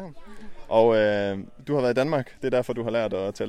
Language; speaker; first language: Danish; native; Danish